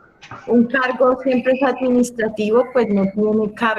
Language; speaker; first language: Spanish; native; Spanish